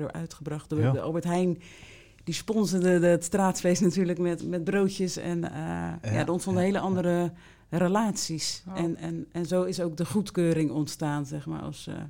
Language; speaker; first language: Dutch; native; Dutch